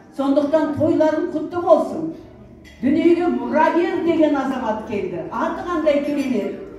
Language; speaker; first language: Kazakh; native; Kazakh